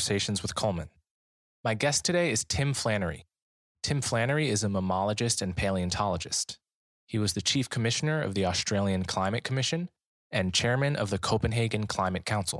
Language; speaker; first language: English; native; English